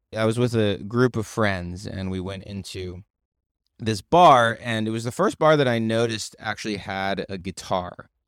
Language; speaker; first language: English; native; English